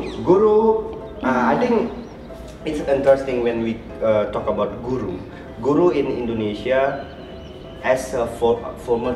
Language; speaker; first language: English; non-native, learner; Indonesian